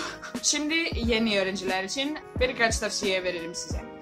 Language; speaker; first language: Turkish; non-native, learner; Greek